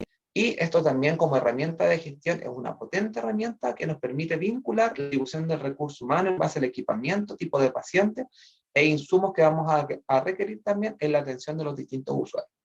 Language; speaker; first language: Spanish; native; Spanish